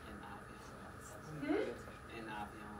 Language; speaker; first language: Spanish; non-native, learner; English